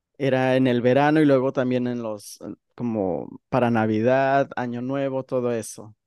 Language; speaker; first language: Spanish; early bilingual, heritage; Spanish